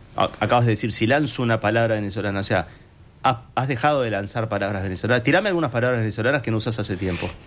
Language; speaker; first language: Spanish; native; Spanish